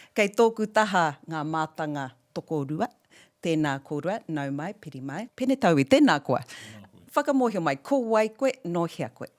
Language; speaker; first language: Māori; non-native, local second language; English